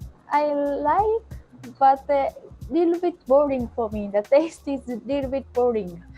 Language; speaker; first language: English; non-native, fluent; Japanese